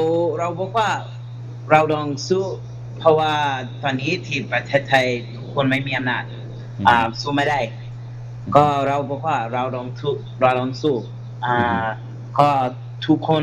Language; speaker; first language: Thai; non-native, learner; English